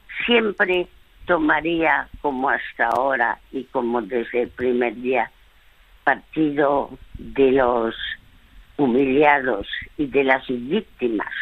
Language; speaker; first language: Spanish; early bilingual, other home language; French